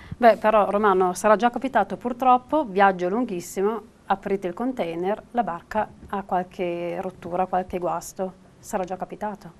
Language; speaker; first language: Italian; native; Italian